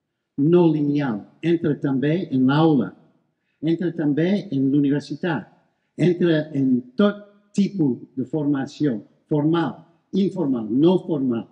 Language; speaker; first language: Catalan; non-native, fluent; English